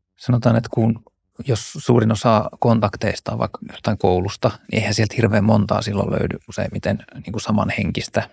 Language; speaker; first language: Finnish; native; Finnish